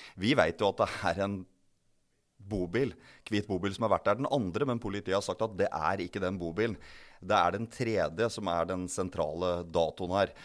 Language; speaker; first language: Norwegian; native; Norwegian